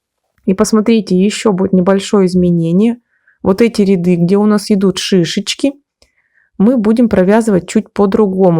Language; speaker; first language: Russian; native; Russian